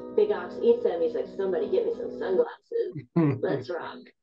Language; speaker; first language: English; native; English